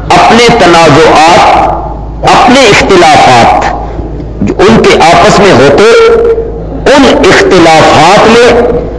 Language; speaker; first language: Urdu; non-native, local second language; Punjabi